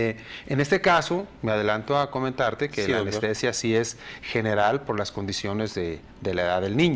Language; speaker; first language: Spanish; native; Spanish